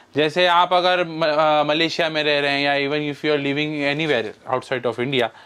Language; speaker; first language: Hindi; non-native, local second language; Marwari